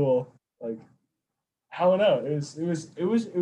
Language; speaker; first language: English; native; English